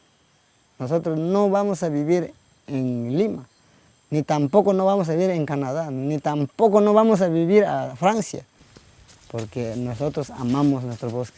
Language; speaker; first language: Spanish; non-native, local second language; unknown